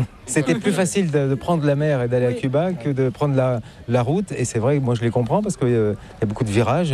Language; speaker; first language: French; native; French